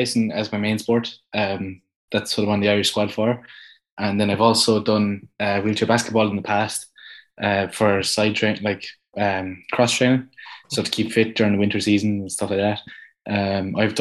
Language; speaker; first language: English; native; English